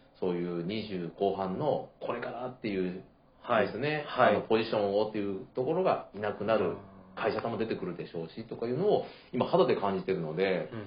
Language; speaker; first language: Japanese; native; Japanese